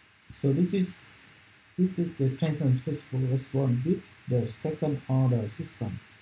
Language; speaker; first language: English; non-native, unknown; Vietnamese